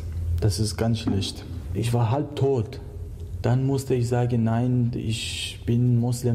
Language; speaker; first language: German; non-native, learner; Persian